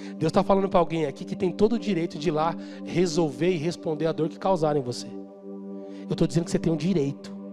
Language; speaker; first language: Portuguese; native; Portuguese